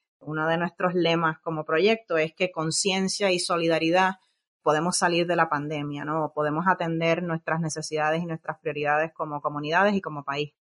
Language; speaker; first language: Spanish; native; Spanish